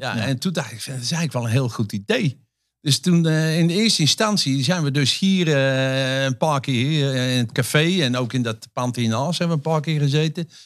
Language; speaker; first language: Dutch; native; Dutch